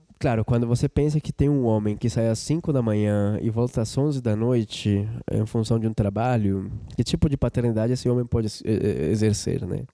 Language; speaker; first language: Portuguese; non-native, fluent; Spanish